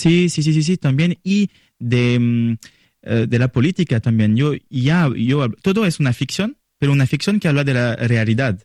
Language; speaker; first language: Spanish; non-native, learner; French